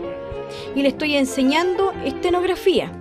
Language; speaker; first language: Spanish; native; Spanish